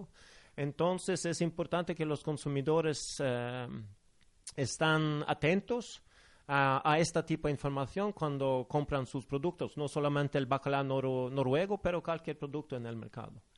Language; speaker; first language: Spanish; non-native, fluent; Norwegian